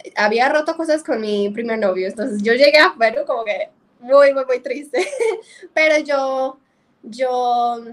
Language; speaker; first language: Spanish; non-native, fluent; English